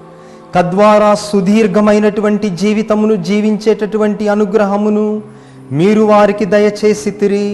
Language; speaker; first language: Telugu; native; Telugu